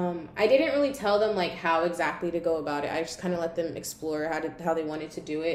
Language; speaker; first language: English; native; English